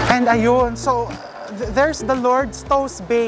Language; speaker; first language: English; non-native, local second language; Filipino